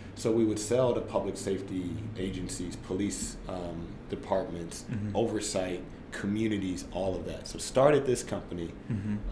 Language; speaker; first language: English; native; English